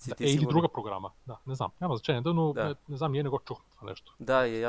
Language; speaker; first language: Bulgarian; native; Bulgarian